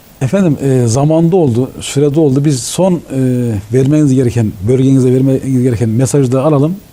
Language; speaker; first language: Turkish; native; Turkish